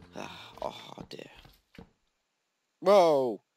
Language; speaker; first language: English; native; English